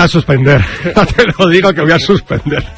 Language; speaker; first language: Spanish; native; Spanish